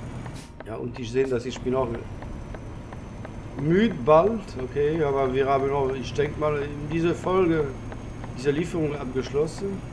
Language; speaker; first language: German; non-native, learner; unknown